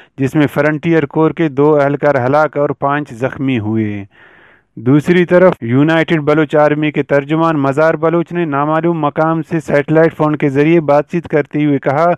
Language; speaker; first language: Urdu; non-native, local second language; Baluchi